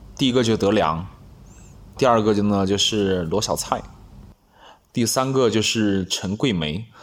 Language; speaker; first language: Chinese; non-native, local second language; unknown